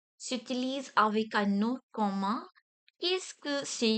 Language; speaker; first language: French; non-native, fluent; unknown